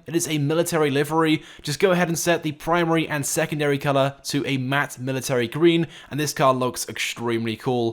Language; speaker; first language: English; native; English